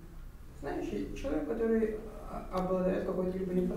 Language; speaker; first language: Russian; native; Russian